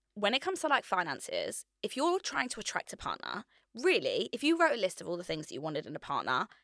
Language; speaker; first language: English; native; English